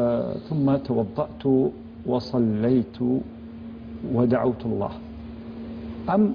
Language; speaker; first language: Arabic; native; Arabic